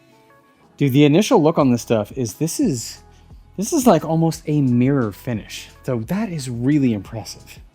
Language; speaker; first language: English; native; English